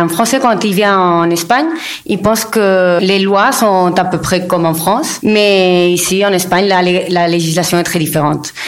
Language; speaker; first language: French; non-native, local second language; Spanish